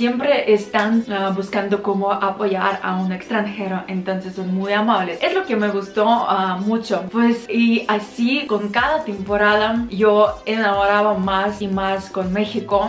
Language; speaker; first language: Spanish; non-native, fluent; Ukrainian